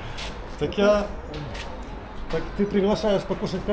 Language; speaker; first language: Russian; native; Russian